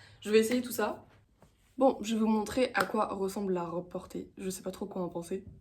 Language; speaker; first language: French; native; French